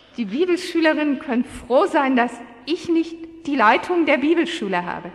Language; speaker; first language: German; native; German